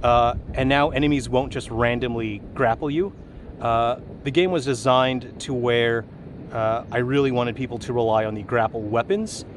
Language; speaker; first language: English; native; English